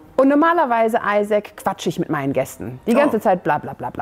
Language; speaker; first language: German; native; German